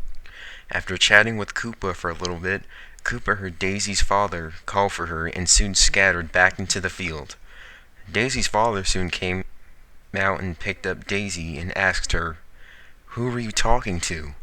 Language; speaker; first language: English; native; English